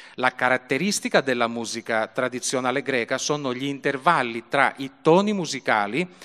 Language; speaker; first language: Italian; early bilingual, other home language; Greek